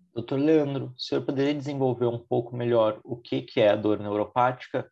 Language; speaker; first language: Portuguese; native; Portuguese